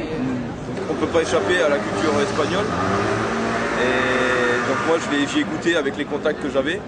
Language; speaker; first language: French; native; French